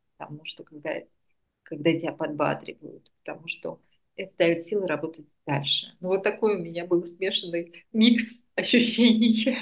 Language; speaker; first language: Russian; non-native, local second language; Armenian